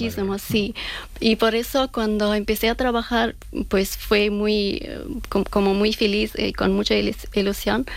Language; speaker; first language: Spanish; non-native, learner; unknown